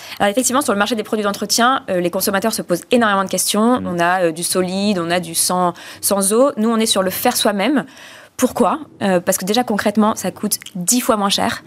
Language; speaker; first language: French; native; French